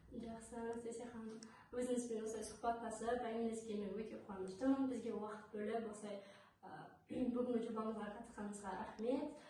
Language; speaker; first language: Kazakh; native; Kazakh